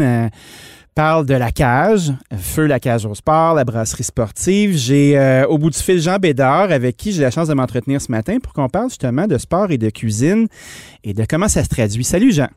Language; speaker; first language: French; native; French